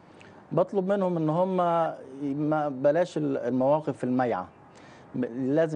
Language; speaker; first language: Arabic; native; Arabic